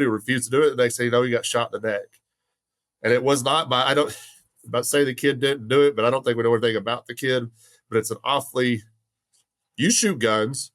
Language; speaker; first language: English; native; English